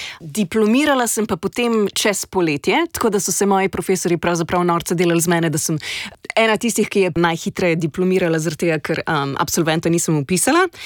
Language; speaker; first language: Slovenian; native; Slovenian